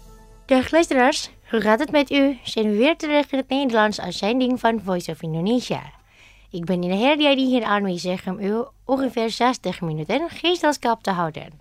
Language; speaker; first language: Dutch; non-native, learner; Indonesian